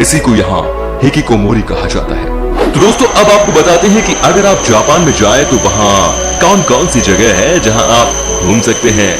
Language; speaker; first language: Hindi; native; Hindi